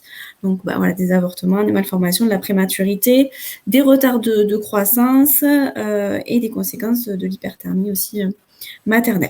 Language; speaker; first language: French; native; French